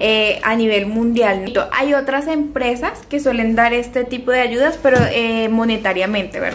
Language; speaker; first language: Spanish; native; Spanish